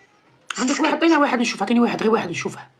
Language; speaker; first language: Arabic; native; Arabic